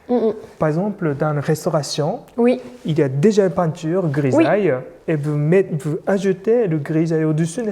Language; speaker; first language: French; non-native, fluent; Japanese